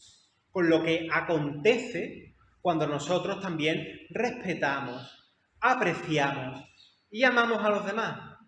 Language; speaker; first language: Spanish; native; Spanish